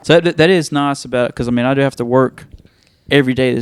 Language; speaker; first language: English; native; English